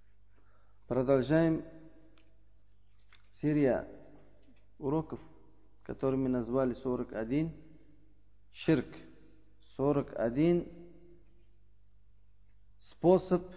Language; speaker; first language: Russian; non-native, fluent; Uzbek